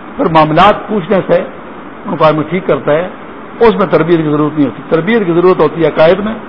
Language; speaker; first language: Urdu; non-native, local second language; Pashto